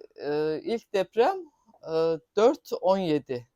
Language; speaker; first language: Turkish; native; Turkish